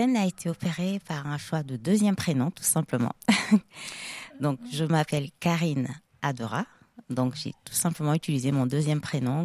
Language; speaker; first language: French; non-native, local second language; Lingala